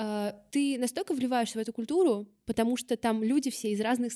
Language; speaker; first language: Russian; native; Russian